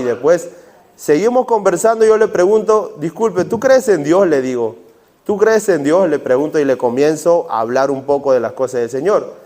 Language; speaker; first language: Spanish; native; Spanish